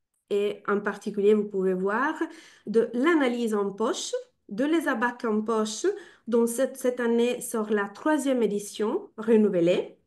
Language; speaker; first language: French; non-native, fluent; Italian